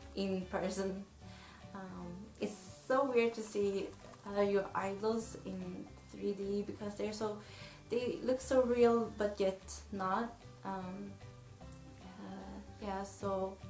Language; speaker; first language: English; non-native, fluent; Swedish